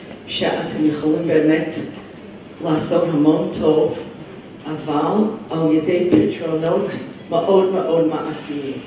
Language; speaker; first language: Hebrew; non-native, fluent; English